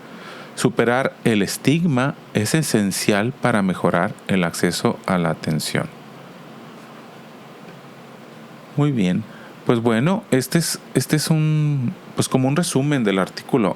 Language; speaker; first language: Spanish; native; Spanish